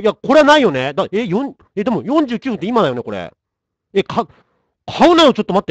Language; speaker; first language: Japanese; native; Japanese